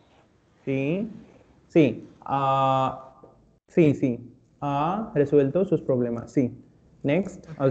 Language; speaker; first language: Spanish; non-native, fluent; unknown